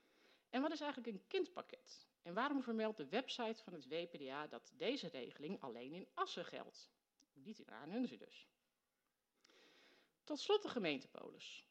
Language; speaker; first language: Dutch; native; Dutch